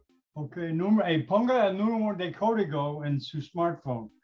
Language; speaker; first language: Spanish; non-native, learner; English